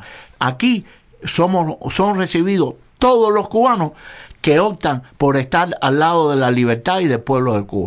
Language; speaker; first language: Spanish; native; Spanish